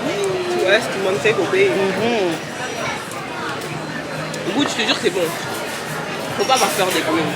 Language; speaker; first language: French; native; French